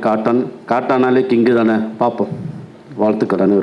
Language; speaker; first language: Tamil; native; Tamil